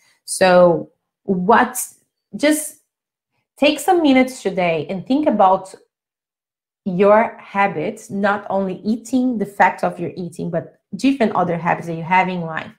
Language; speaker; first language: English; non-native, fluent; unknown